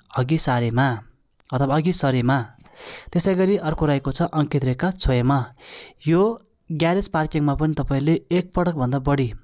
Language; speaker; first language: Nepali; non-native, local second language; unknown